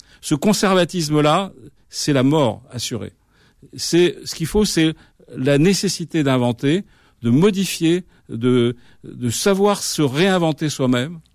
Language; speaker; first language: French; native; French